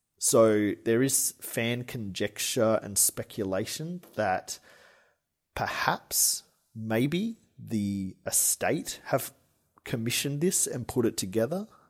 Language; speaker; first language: English; native; English